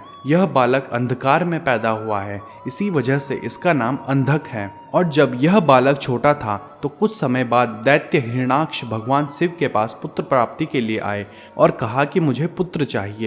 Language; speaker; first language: Hindi; native; Hindi